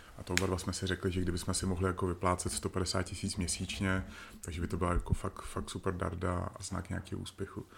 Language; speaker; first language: Czech; early bilingual, other home language; Slovak